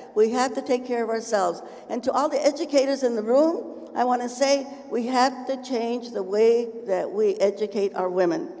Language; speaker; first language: English; early bilingual, other home language; Spanish